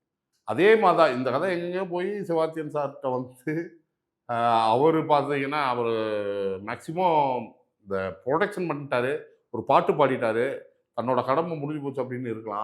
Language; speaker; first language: Tamil; native; Tamil